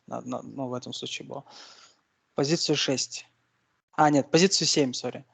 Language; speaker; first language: Russian; native; Russian